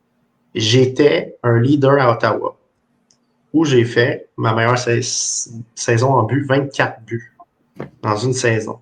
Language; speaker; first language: French; native; French